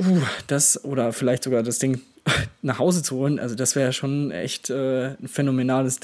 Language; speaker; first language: German; native; German